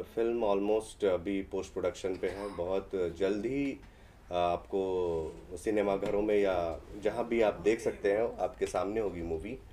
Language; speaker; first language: Hindi; native; Hindi